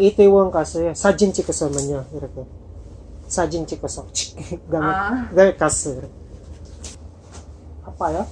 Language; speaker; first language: Korean; non-native, learner; Filipino